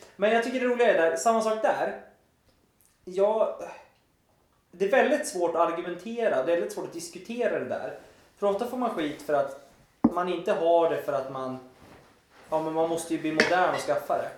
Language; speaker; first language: Swedish; native; Swedish